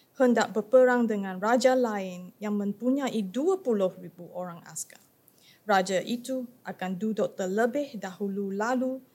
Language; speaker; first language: English; non-native, local second language; Chinese